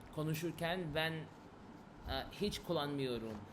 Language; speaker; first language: Turkish; non-native, learner; English